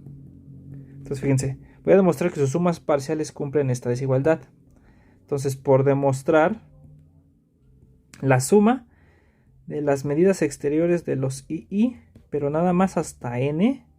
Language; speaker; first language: Spanish; native; Spanish